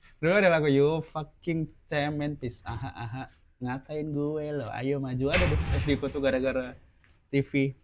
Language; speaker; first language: Indonesian; native; Indonesian